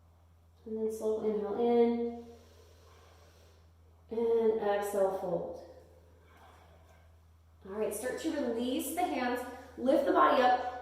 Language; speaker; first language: English; native; English